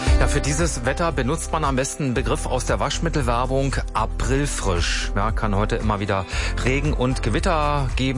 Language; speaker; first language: German; native; German